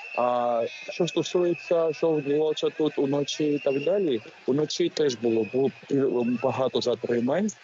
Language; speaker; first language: Ukrainian; non-native, fluent; Georgian